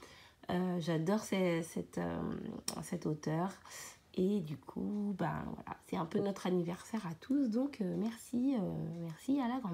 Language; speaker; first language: French; native; French